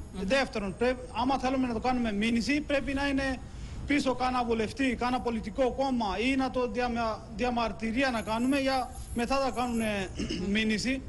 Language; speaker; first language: Greek; non-native, learner; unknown